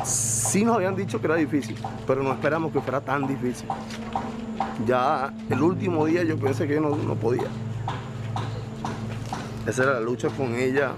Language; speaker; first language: Spanish; native; Spanish